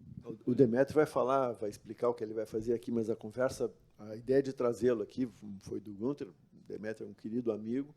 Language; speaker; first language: Portuguese; native; Portuguese